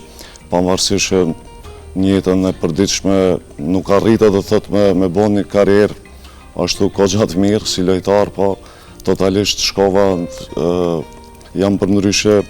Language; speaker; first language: Albanian; native; Albanian